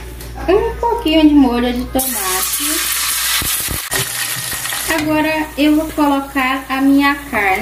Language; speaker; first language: Portuguese; non-native, fluent; Haitian Creole